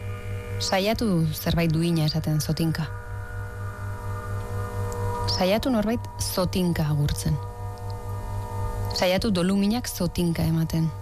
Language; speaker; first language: Basque; native; Basque